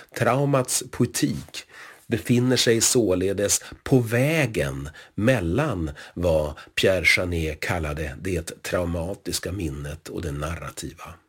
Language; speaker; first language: Swedish; native; Swedish